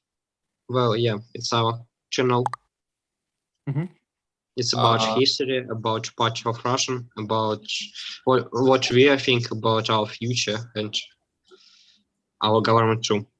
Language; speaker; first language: English; non-native, learner; Russian